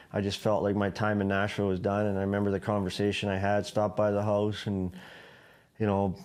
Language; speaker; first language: English; native; English